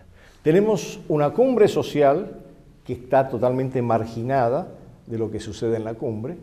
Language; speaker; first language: Spanish; native; Spanish